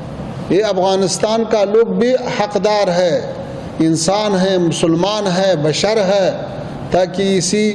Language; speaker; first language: Hindi; non-native, fluent; Pashto